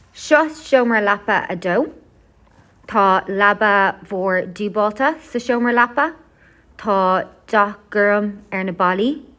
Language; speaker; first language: Irish; non-native, local second language; English